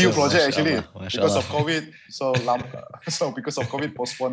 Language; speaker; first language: English; non-native, local second language; Hakka Chinese